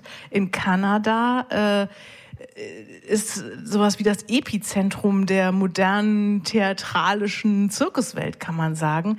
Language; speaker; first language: German; native; German